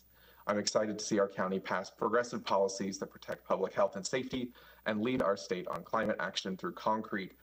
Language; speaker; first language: English; non-native, fluent; Korean